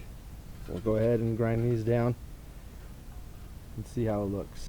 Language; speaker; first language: English; native; English